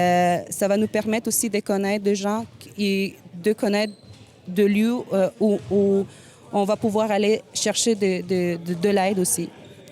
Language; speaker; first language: French; non-native, learner; Spanish